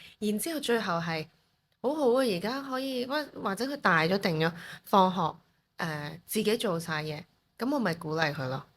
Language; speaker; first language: Cantonese; early bilingual, heritage; Cantonese